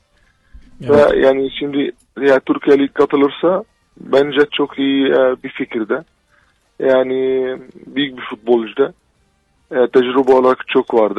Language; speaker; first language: Turkish; non-native, learner; Arabic